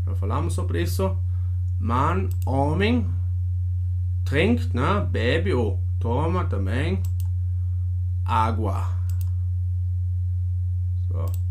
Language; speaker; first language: Portuguese; non-native, fluent; German